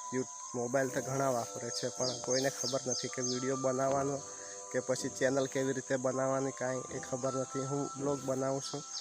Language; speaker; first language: Gujarati; non-native, local second language; Kukna